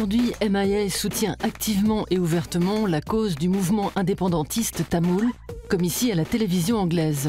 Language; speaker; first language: French; native; French